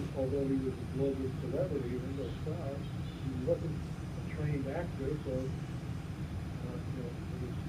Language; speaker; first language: English; native; English